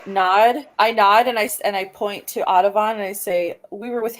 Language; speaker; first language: English; native; English